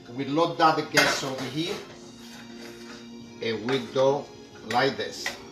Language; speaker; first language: English; non-native, learner; Italian